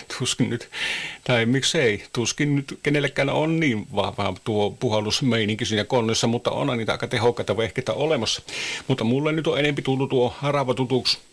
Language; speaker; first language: Finnish; native; Finnish